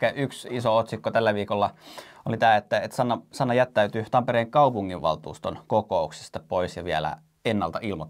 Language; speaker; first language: Finnish; native; Finnish